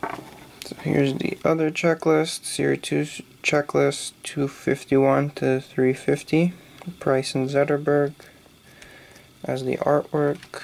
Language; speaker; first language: English; native; English